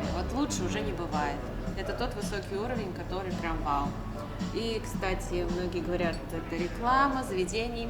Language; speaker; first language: Russian; native; Russian